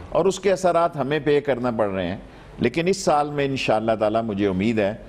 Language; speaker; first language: Urdu; native; Urdu